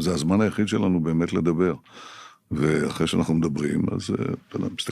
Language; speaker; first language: Hebrew; native; Hebrew